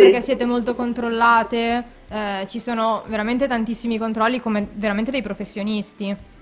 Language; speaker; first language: Italian; native; Italian